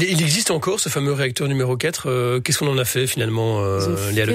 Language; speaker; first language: French; native; French